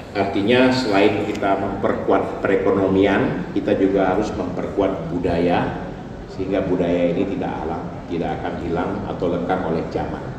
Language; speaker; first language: Indonesian; non-native, local second language; Minangkabau